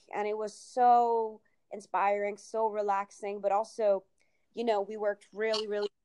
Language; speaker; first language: English; early bilingual, other home language; Italian